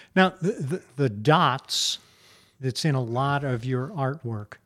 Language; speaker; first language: English; native; English